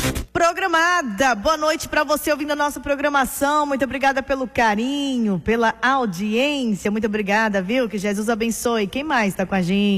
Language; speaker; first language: Portuguese; native; Portuguese